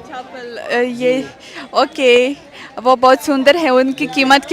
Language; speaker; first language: Hindi; non-native, learner; Russian